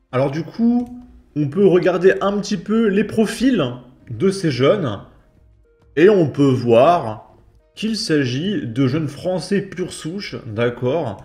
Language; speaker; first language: French; native; French